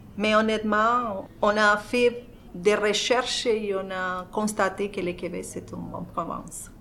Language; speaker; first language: French; non-native, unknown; Spanish